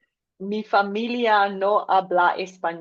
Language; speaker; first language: Spanish; non-native, learner; English